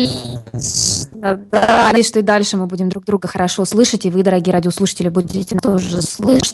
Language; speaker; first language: Russian; native; Russian